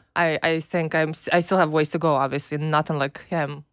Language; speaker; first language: English; non-native, fluent; Russian